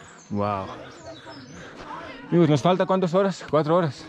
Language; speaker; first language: Spanish; non-native, learner; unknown